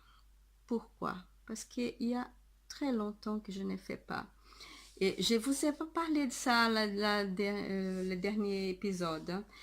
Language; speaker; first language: French; non-native, fluent; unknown